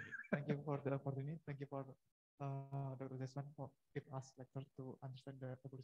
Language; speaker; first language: English; non-native, learner; Indonesian